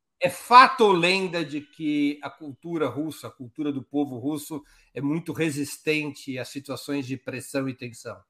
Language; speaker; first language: Portuguese; native; Portuguese